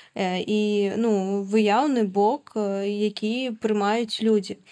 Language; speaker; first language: Belarusian; non-native, local second language; Russian